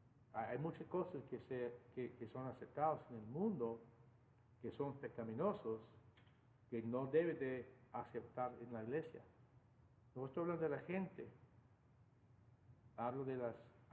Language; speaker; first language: Spanish; non-native, fluent; English